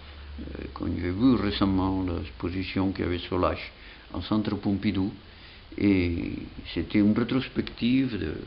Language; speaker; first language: French; non-native, fluent; Catalan